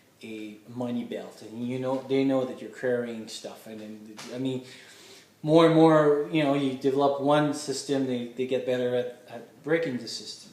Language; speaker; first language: English; non-native, fluent; French